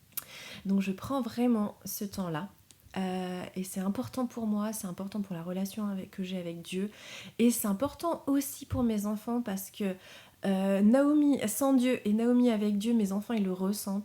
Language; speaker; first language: French; native; French